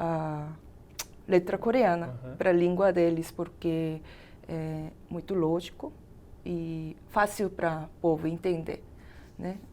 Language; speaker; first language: Portuguese; non-native, fluent; Korean